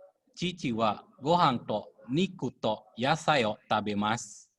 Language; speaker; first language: Japanese; non-native, fluent; Indonesian